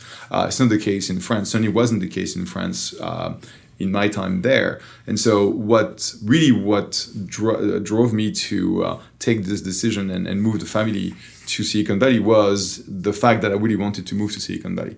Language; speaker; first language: English; non-native, fluent; French